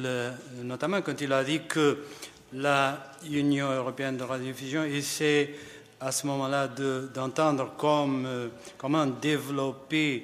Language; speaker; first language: French; non-native, fluent; Portuguese